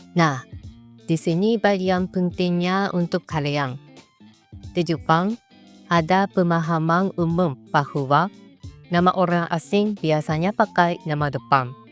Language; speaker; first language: Indonesian; non-native, fluent; Japanese